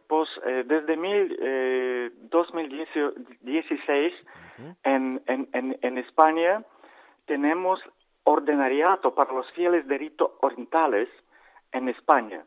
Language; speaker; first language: Spanish; non-native, learner; Ukrainian